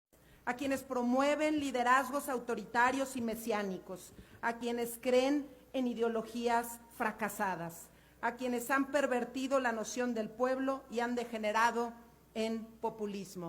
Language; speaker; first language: Spanish; native; Spanish